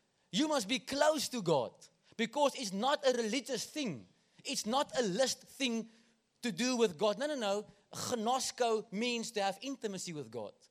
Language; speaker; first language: English; non-native, local second language; Afrikaans